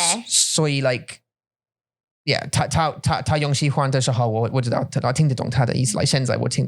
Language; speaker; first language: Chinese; non-native, learner; English